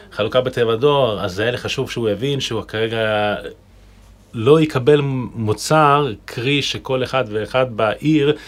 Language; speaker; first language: Hebrew; non-native, fluent; Russian